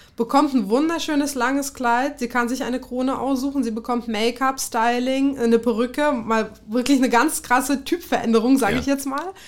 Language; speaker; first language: German; early bilingual, other home language; Russian